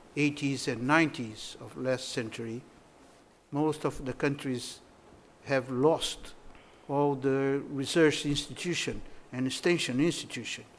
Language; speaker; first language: English; non-native, fluent; Portuguese